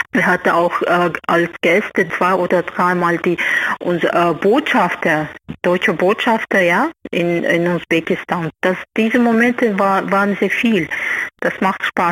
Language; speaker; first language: German; non-native, learner; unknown